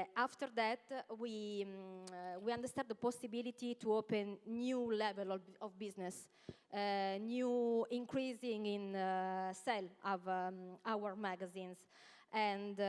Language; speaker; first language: English; non-native, learner; Italian